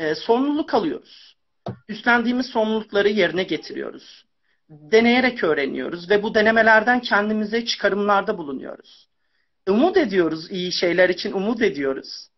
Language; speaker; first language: Turkish; native; Turkish